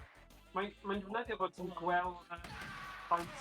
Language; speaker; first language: Welsh; native; Welsh